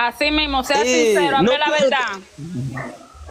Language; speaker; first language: Spanish; native; Spanish